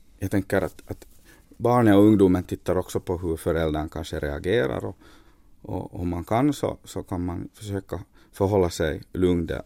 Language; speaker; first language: Swedish; native; Swedish